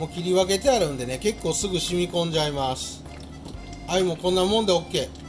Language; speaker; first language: Japanese; native; Japanese